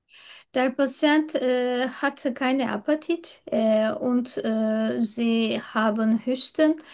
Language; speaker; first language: German; non-native, learner; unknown